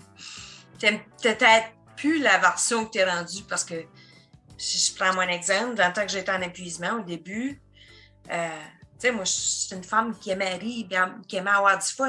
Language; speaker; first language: French; native; French